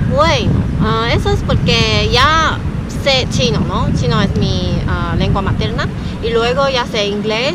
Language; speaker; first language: Spanish; non-native, learner; Chinese